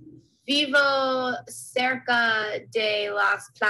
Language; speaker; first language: Spanish; non-native, learner; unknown